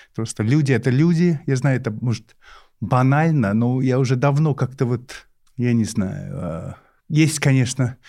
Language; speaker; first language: Russian; non-native, fluent; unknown